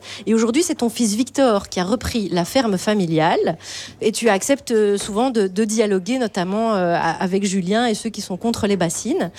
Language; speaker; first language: French; native; French